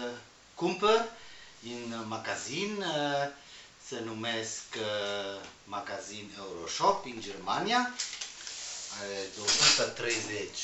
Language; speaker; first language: Romanian; non-native, learner; Spanish